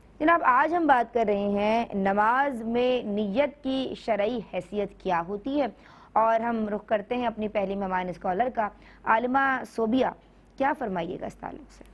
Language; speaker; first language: Urdu; native; Urdu